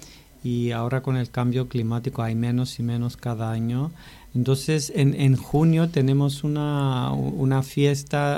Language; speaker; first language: Spanish; non-native, fluent; Greek